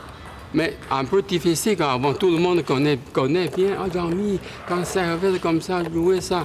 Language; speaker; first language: French; non-native, learner; Chinese